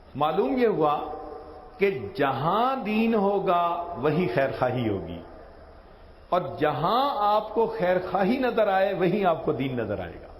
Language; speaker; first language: Urdu; non-native, local second language; Punjabi